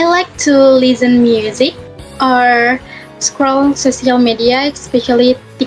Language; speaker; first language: English; non-native, learner; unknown